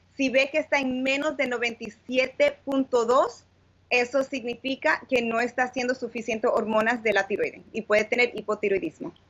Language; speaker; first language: Spanish; early bilingual, heritage; Spanish